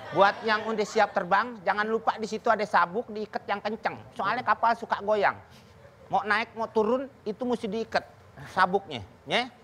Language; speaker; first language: Indonesian; native; Indonesian